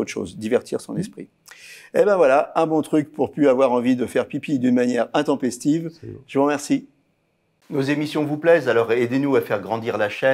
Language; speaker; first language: French; native; French